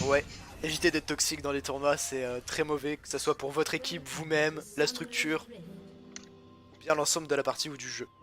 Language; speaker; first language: French; native; French